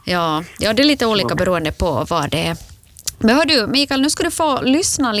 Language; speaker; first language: Swedish; native; Swedish